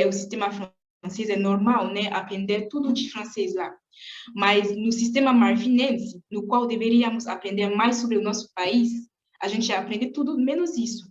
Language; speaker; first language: Portuguese; non-native, fluent; French